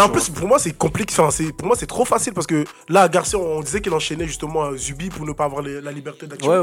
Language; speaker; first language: French; native; French